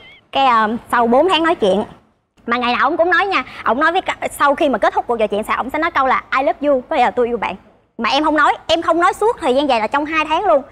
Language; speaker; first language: Vietnamese; native; Vietnamese